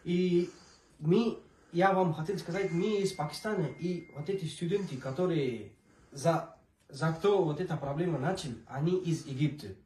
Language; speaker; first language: Russian; non-native, learner; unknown